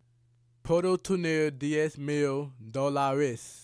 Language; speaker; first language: Spanish; non-native, learner; English